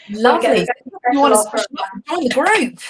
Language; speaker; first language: English; native; English